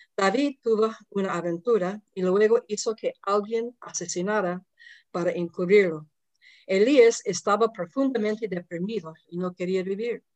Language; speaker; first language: Spanish; non-native, fluent; English